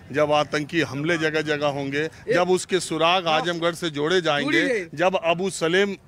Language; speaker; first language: Hindi; native; Hindi